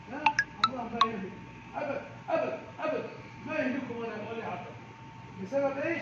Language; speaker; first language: Arabic; non-native, learner; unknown